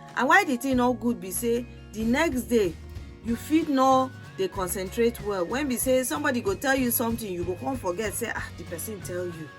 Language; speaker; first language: Nigerian Pidgin; non-native, local second language; Yoruba